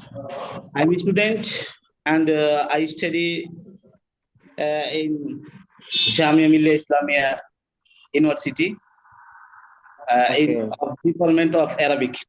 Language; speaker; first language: English; non-native, learner; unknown